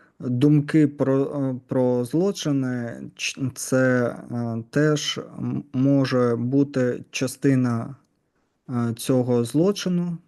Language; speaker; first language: Ukrainian; non-native, learner; Russian